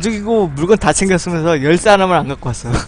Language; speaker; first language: Korean; native; Korean